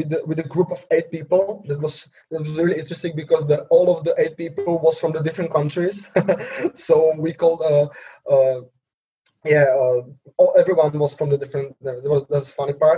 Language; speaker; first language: English; non-native, learner; Slovak